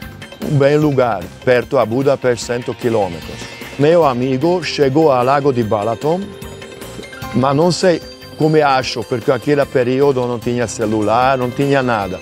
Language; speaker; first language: Portuguese; non-native, learner; Hungarian